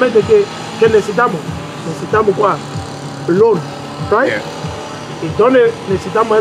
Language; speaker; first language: Spanish; non-native, learner; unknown